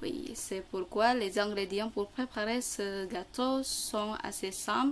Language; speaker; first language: French; non-native, learner; Indonesian